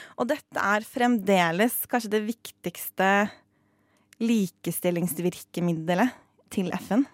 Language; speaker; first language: Norwegian; native; Norwegian